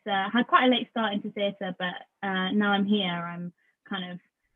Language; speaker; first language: English; native; English